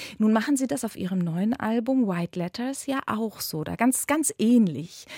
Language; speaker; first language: German; native; German